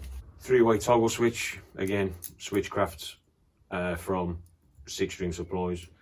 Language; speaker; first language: English; native; English